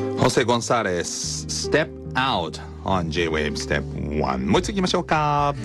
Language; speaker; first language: Japanese; early bilingual, other home language; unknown